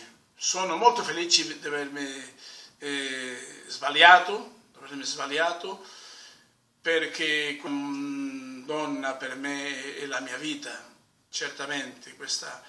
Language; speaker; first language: Italian; non-native, fluent; Spanish